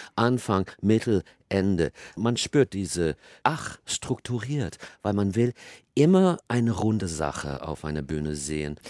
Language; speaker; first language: German; non-native, fluent; English